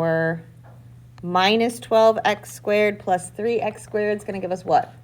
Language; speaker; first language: English; native; English